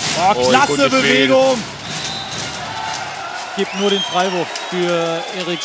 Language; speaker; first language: German; native; German